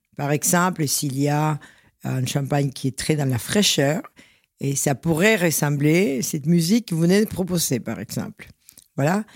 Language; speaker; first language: French; non-native, fluent; Spanish